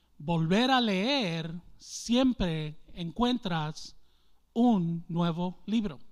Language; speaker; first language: Spanish; early bilingual, heritage; English